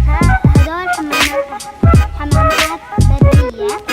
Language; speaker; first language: Arabic; native; Arabic